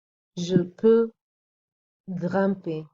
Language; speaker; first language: French; non-native, fluent; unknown